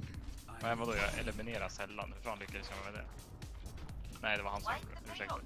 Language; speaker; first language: Swedish; native; Swedish